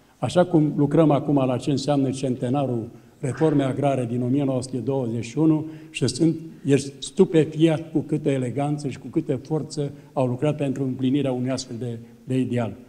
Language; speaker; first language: Romanian; native; Romanian